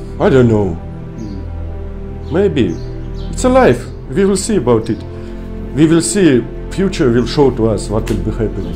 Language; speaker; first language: English; non-native, learner; Russian